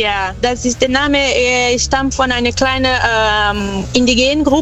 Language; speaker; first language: German; non-native, fluent; Portuguese